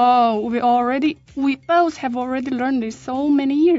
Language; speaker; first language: English; non-native, fluent; Chinese